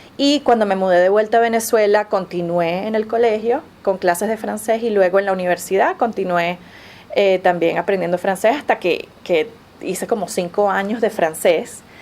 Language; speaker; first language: Spanish; native; Spanish